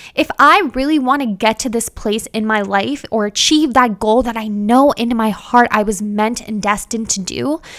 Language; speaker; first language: English; early bilingual, other home language; Hindi